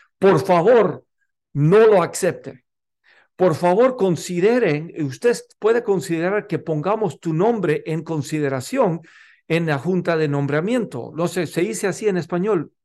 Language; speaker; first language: Spanish; non-native, local second language; English